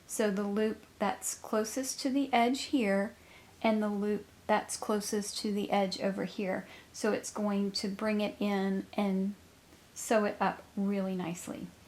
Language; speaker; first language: English; native; English